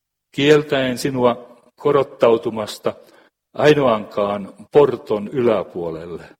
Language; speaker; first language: Finnish; native; Finnish